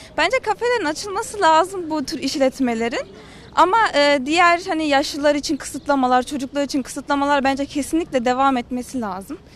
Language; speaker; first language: Turkish; native; Turkish